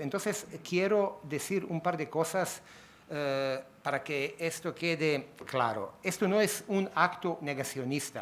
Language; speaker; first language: Spanish; native; Spanish